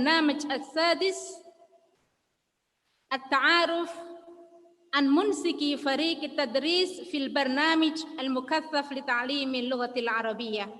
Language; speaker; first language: Arabic; non-native, fluent; Indonesian